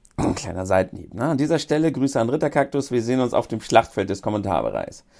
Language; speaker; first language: German; native; German